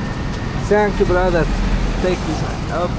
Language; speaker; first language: English; non-native, learner; Turkmen